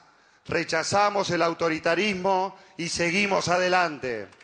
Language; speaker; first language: Spanish; native; Spanish